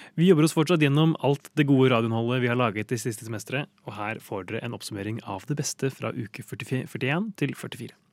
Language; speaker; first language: Norwegian; native; Norwegian